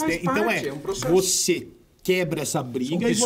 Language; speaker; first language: Portuguese; native; Portuguese